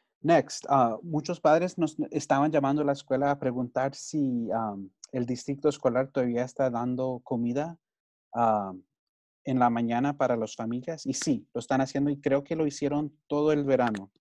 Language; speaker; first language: Spanish; early bilingual, heritage; Spanish